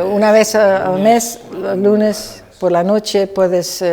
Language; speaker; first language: Spanish; non-native, fluent; Dutch